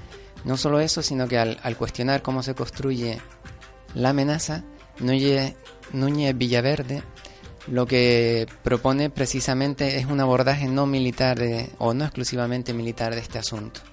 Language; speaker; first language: Spanish; native; Spanish